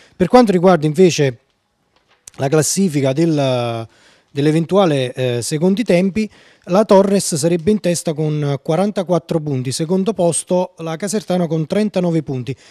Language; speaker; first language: Italian; native; Italian